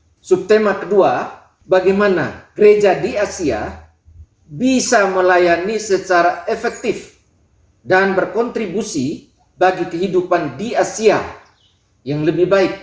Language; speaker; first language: Indonesian; non-native, local second language; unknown